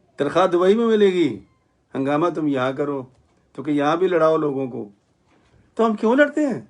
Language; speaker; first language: Urdu; non-native, local second language; Punjabi